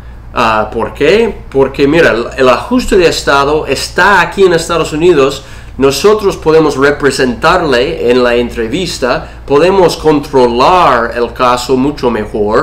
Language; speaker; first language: Spanish; non-native, fluent; English